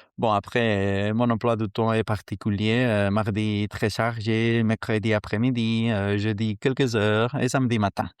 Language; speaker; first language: French; non-native, fluent; Spanish